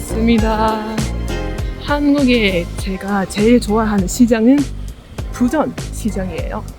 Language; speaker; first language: Korean; non-native, fluent; Vietnamese